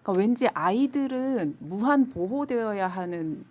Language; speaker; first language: Korean; native; Korean